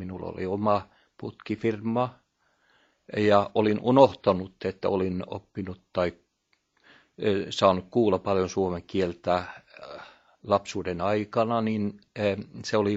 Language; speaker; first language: Finnish; early bilingual, heritage; Norwegian